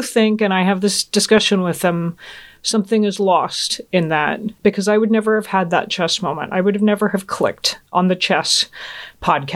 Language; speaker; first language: English; native; English